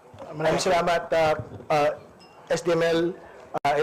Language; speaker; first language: Filipino; native; Filipino